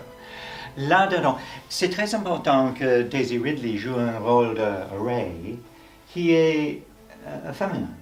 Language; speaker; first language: French; non-native, fluent; English